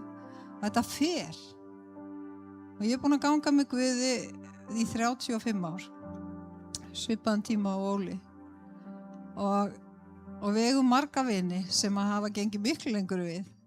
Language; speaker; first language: Icelandic; native; Icelandic